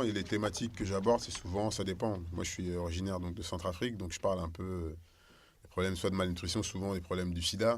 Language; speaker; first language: French; native; French